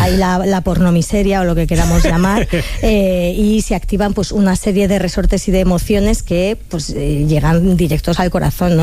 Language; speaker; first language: Spanish; native; Spanish